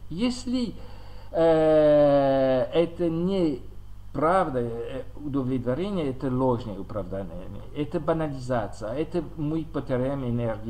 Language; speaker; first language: Russian; non-native, learner; French